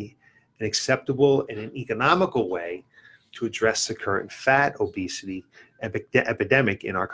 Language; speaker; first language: English; native; English